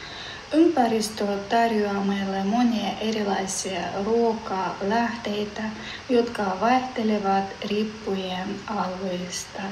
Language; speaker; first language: Finnish; non-native, learner; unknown